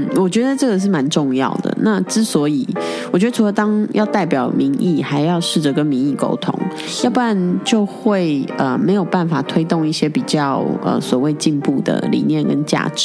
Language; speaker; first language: Chinese; native; Chinese